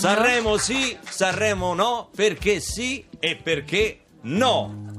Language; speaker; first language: Italian; native; Italian